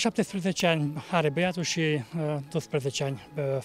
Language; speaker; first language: Romanian; non-native, local second language; Hungarian